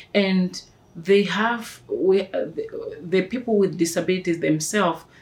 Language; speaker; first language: English; non-native, local second language; Swahili